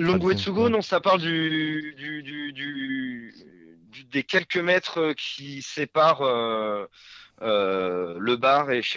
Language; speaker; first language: French; native; French